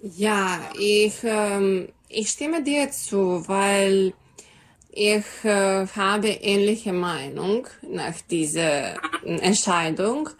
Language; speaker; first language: German; non-native, learner; Serbian